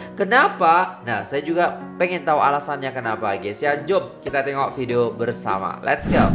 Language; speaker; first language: Indonesian; native; Indonesian